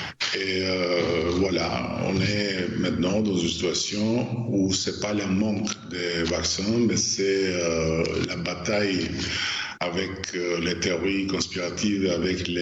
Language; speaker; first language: French; non-native, fluent; Albanian